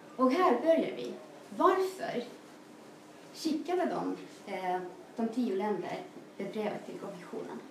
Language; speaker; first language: Swedish; non-native, fluent; Estonian